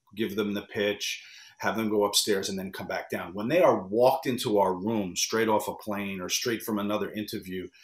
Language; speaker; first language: English; native; English